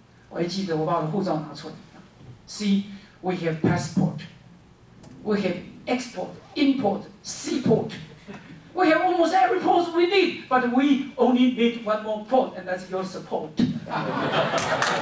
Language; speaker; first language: English; non-native, fluent; Chinese